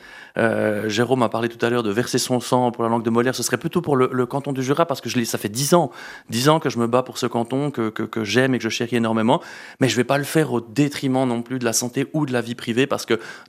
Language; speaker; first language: French; native; French